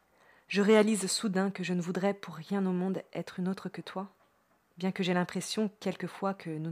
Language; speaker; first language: French; native; French